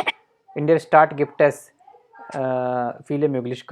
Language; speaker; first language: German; non-native, fluent; Hindi